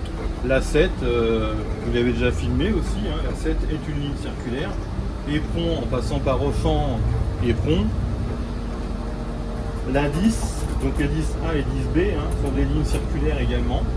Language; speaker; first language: French; native; French